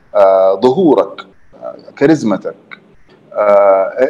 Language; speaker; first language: Arabic; native; Arabic